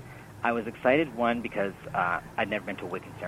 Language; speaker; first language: English; native; English